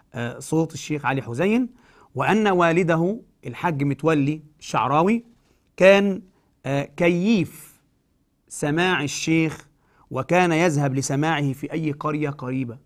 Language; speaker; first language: Arabic; native; Arabic